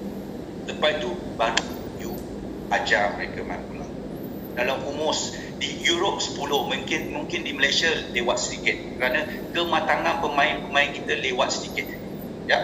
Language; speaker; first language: Indonesian; non-native, local second language; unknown